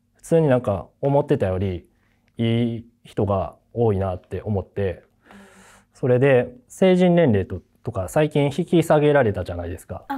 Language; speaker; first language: Japanese; native; Japanese